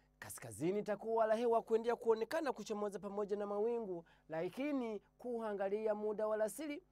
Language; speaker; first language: Swahili; non-native, local second language; Ganda